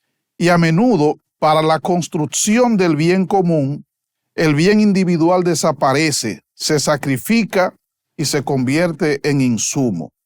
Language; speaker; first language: Spanish; native; Spanish